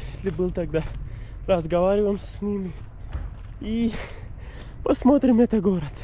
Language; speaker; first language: Russian; non-native, learner; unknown